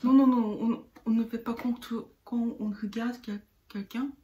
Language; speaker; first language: French; non-native, learner; Korean